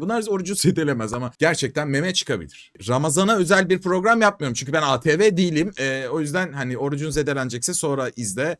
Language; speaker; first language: Turkish; native; Turkish